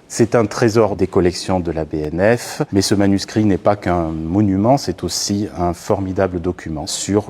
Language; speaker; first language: French; native; French